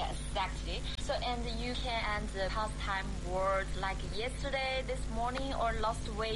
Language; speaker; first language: English; non-native, fluent; Chinese